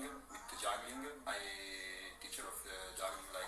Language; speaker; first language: English; non-native, learner; Italian